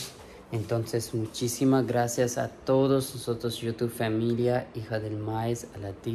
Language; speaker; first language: Spanish; non-native, learner; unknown